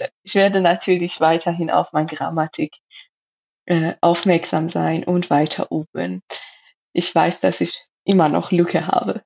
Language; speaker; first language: German; non-native, learner; Persian